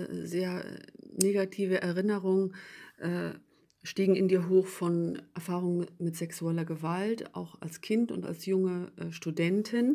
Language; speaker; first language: German; native; German